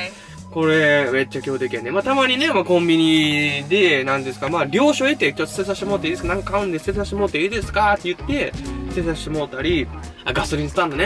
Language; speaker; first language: Japanese; native; Japanese